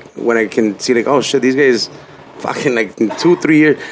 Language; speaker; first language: English; early bilingual, other home language; Spanish